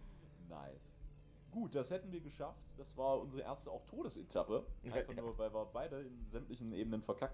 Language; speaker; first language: German; native; German